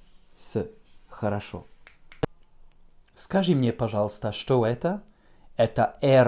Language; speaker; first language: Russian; non-native, fluent; French